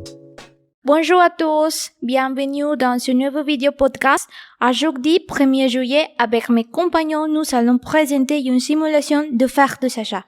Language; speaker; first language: French; non-native, learner; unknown